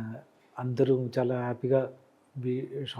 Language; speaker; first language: Telugu; non-native, learner; Malayalam